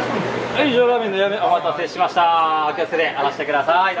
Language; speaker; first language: Japanese; native; Japanese